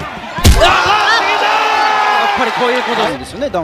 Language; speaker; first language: Japanese; native; Japanese